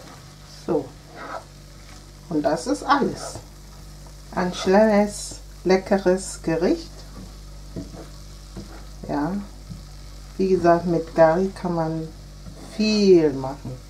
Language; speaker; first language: German; non-native, fluent; Akan